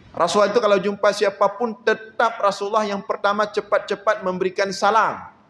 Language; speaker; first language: Malay; non-native, local second language; Achinese